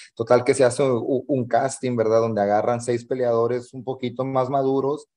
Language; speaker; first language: Spanish; native; Spanish